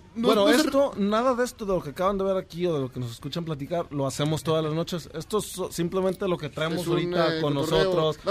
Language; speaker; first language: Spanish; native; Spanish